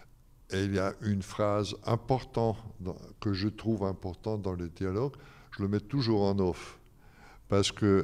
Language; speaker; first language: French; non-native, fluent; German